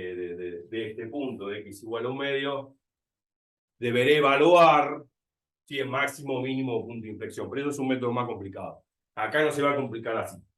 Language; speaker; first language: Spanish; native; Spanish